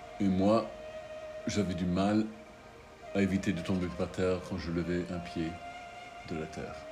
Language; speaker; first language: French; non-native, fluent; English